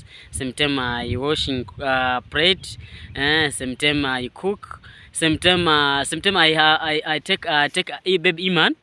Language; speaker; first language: English; non-native, learner; Swahili